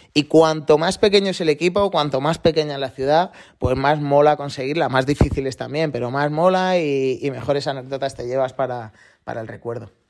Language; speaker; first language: Spanish; native; Spanish